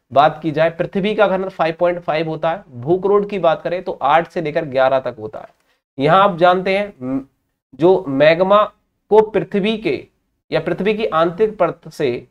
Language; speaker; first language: Hindi; native; Hindi